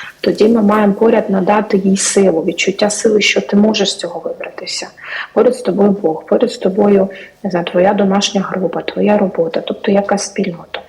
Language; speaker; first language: Ukrainian; native; Ukrainian